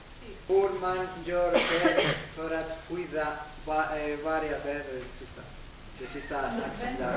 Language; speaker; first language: Swedish; non-native, learner; Spanish